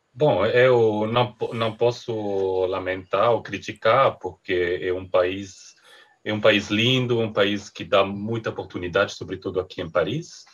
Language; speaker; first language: Portuguese; non-native, fluent; French